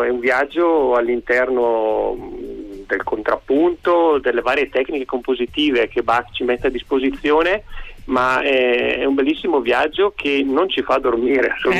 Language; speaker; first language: Italian; native; Italian